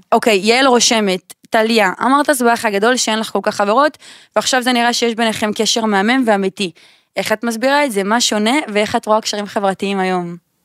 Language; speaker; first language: Hebrew; native; Hebrew